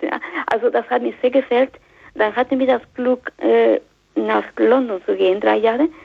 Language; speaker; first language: German; non-native, fluent; Spanish